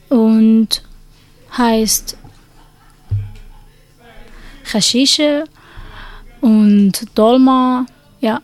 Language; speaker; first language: German; non-native, learner; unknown